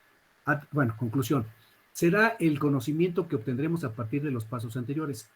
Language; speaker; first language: Spanish; native; Spanish